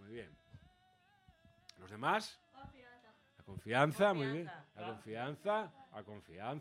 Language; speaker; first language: Spanish; native; Spanish